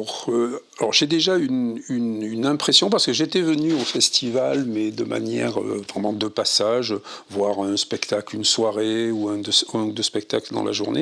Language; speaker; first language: French; native; French